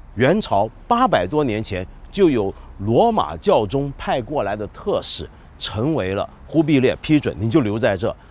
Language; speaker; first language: Chinese; native; Chinese